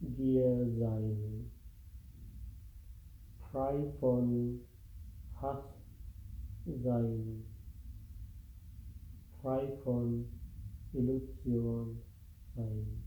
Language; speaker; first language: German; non-native, fluent; Sinhala